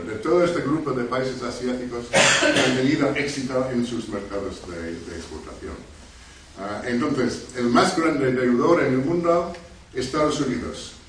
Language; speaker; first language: Spanish; non-native, fluent; English